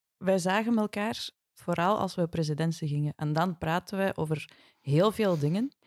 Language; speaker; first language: Dutch; non-native, fluent; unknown